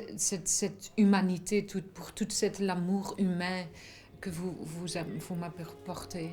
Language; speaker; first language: French; non-native, fluent; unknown